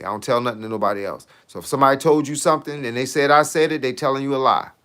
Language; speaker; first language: English; native; English